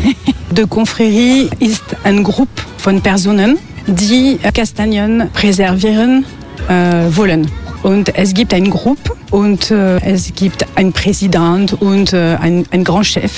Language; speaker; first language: German; non-native, learner; French